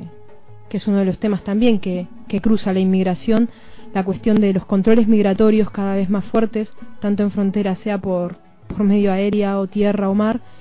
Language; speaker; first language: Spanish; native; Spanish